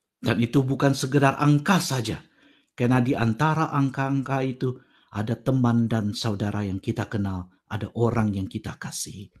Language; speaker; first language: Indonesian; native; Indonesian